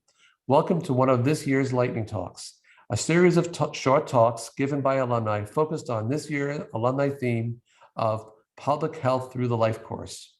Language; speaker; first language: English; native; English